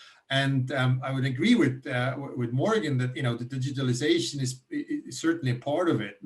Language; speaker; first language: English; non-native, fluent; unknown